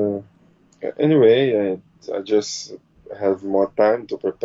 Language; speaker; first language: English; non-native, learner; Portuguese